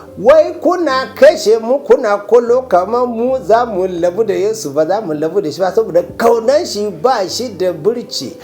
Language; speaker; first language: Hausa; non-native, local second language; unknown